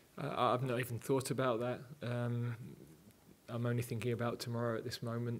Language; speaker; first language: English; native; English